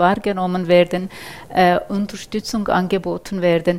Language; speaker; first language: German; non-native, fluent; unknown